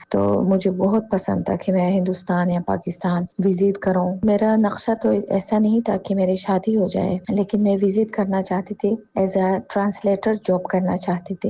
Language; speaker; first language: Urdu; non-native, fluent; Tajik